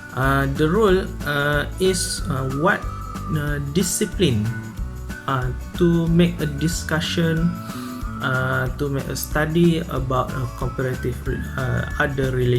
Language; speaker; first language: English; non-native, learner; Malay